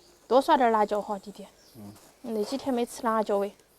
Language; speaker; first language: Chinese; native; Chinese